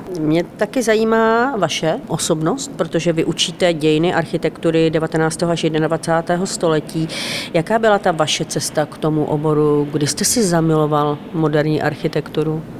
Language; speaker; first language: Czech; native; Czech